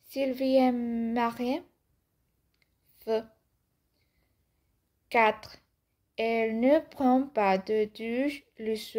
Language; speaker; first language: French; non-native, learner; Spanish